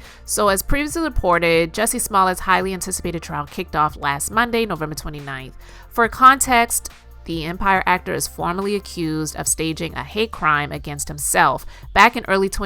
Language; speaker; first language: English; native; English